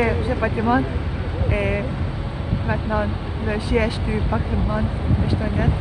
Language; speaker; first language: French; non-native, learner; Estonian